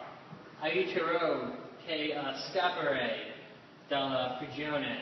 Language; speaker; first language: Italian; non-native, learner; English